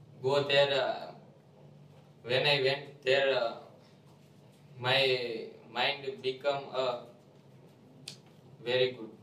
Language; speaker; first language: English; non-native, learner; Gujarati